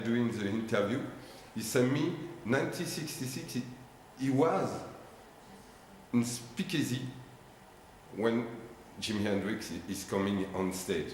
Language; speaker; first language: English; non-native, learner; French